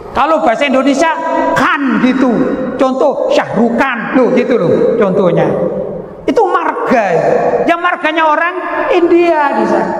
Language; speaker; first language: Indonesian; native; Indonesian